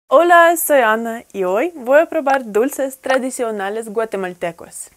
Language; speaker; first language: Spanish; non-native, fluent; Russian